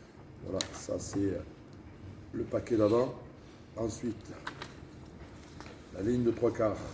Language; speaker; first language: French; native; French